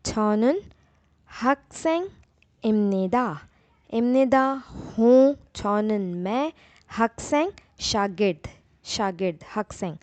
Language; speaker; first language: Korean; non-native, fluent; Urdu